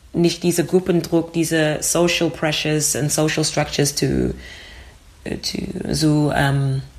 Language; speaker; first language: German; non-native, learner; English